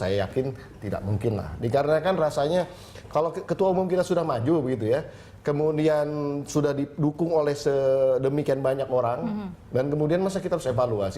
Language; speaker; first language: Indonesian; native; Indonesian